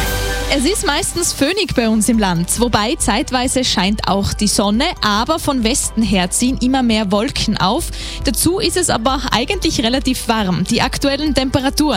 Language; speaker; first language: German; native; German